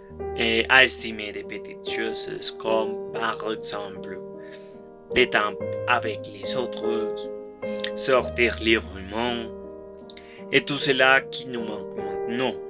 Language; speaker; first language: French; non-native, learner; Spanish